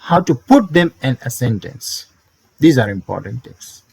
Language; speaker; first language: English; non-native, local second language; Urdu